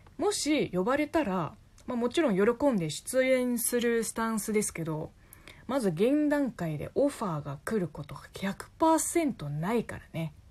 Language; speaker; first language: Japanese; non-native, fluent; Chinese